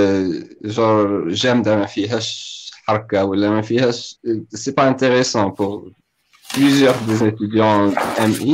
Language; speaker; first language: French; non-native, local second language; Arabic